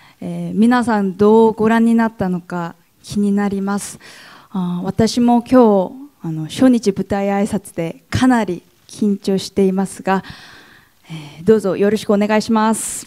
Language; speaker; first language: Japanese; non-native, fluent; Korean